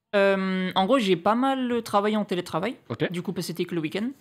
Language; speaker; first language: French; native; French